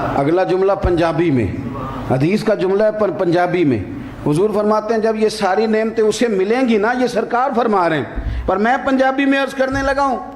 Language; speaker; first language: Urdu; non-native, local second language; Punjabi